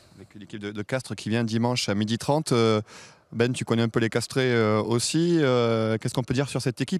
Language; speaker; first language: French; native; French